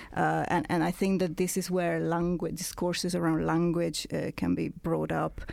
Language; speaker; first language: English; non-native, fluent; Italian